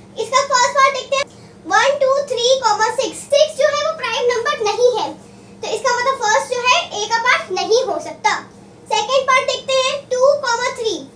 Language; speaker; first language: Hindi; native; Hindi